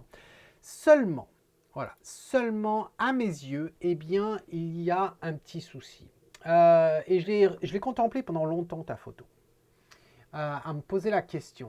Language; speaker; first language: French; native; French